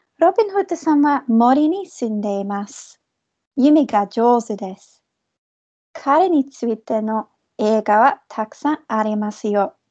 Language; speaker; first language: Japanese; non-native, fluent; English